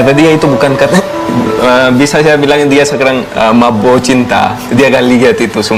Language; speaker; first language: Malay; non-native, fluent; Hindi